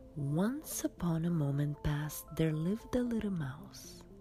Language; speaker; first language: English; non-native, fluent; Romanian